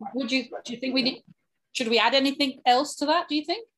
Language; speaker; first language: English; native; English